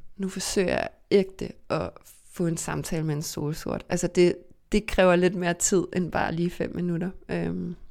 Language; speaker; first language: Danish; native; Danish